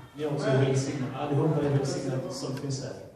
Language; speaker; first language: Swedish; non-native, fluent; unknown